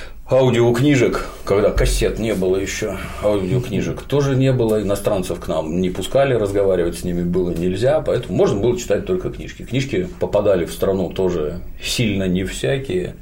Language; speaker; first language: Russian; native; Russian